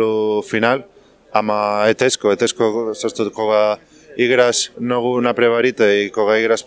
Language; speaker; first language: Macedonian; non-native, learner; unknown